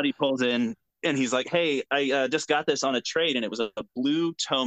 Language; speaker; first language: English; native; English